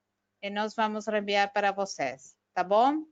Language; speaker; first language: Portuguese; non-native, fluent; Spanish